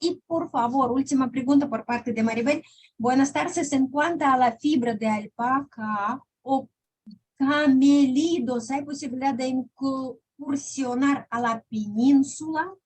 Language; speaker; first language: Spanish; non-native, fluent; Russian